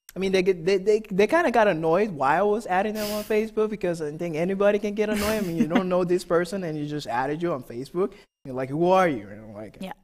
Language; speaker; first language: English; non-native, fluent; Papiamento